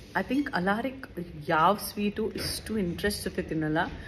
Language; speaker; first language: English; non-native, local second language; Kannada